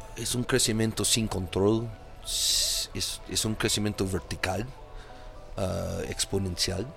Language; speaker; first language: Spanish; non-native, fluent; English